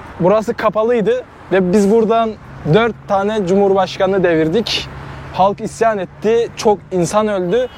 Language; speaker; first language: Turkish; non-native, fluent; Kyrgyz